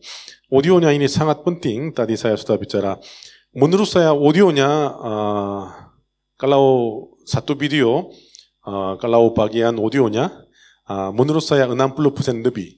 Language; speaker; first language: Indonesian; non-native, learner; Korean